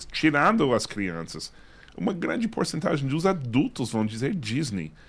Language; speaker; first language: Portuguese; non-native, fluent; English